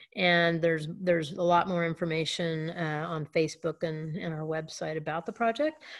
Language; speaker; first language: English; native; English